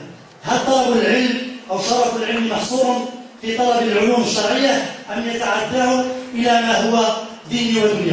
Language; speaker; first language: Arabic; native; Arabic